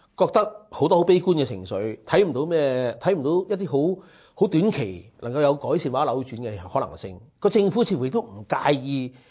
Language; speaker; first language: Cantonese; native; Cantonese